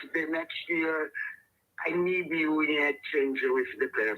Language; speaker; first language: English; non-native, learner; Portuguese